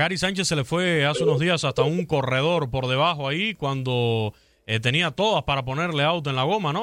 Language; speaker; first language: Spanish; native; Spanish